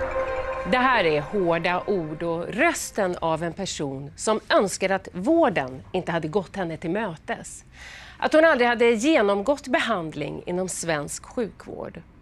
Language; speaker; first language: Swedish; native; Swedish